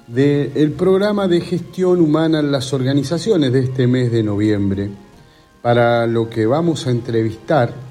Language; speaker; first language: Spanish; native; Spanish